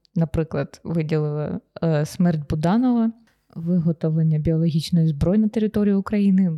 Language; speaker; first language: Ukrainian; native; Ukrainian